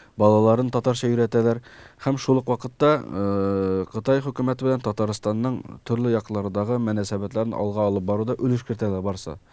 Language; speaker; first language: Tatar; early bilingual, heritage; Tatar